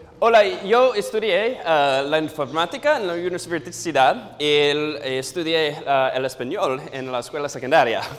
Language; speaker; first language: Spanish; non-native, learner; English